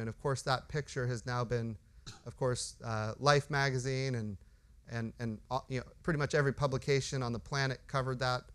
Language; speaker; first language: English; native; English